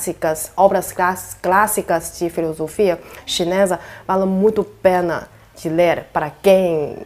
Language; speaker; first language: Portuguese; non-native, fluent; Chinese